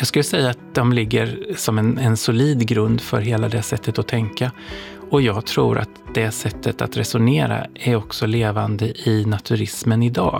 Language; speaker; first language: Swedish; native; Swedish